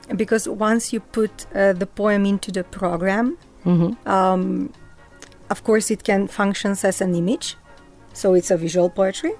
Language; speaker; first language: English; non-native, fluent; Macedonian